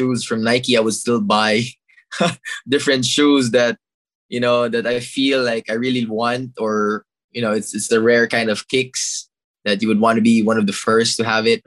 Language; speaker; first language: English; non-native, local second language; Filipino